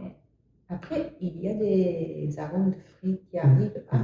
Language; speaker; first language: French; non-native, fluent; Japanese